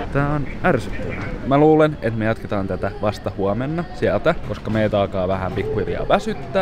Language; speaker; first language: Finnish; native; Finnish